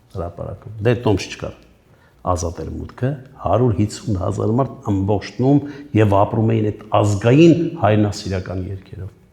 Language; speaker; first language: Armenian; native; Armenian